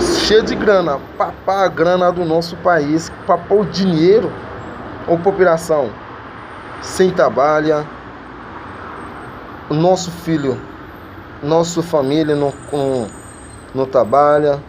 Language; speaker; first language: Portuguese; non-native, learner; Haitian Creole